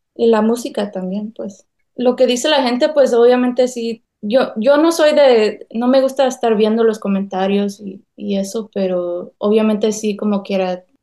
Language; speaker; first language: Spanish; early bilingual, heritage; Spanish